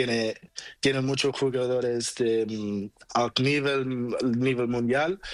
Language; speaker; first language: Spanish; non-native, learner; Portuguese